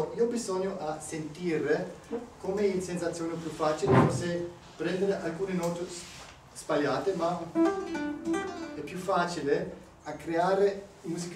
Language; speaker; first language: Italian; non-native, learner; German